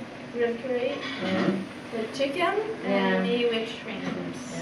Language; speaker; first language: French; non-native, learner; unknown